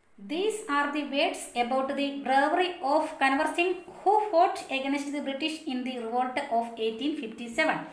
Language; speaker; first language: English; non-native, local second language; Malayalam